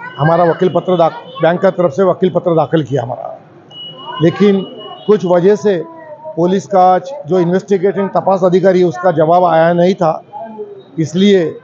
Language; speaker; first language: Hindi; non-native, local second language; Marathi